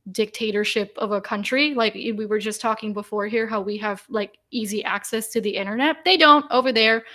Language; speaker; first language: English; native; English